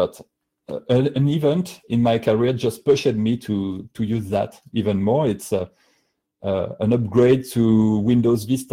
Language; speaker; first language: English; non-native, fluent; French